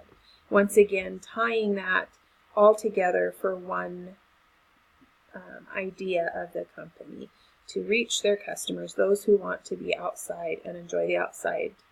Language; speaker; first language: English; native; English